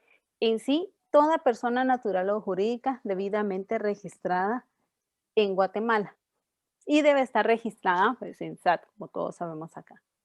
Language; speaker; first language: Spanish; native; Spanish